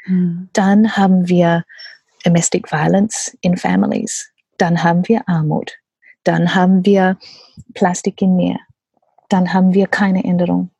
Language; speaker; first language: German; non-native, learner; English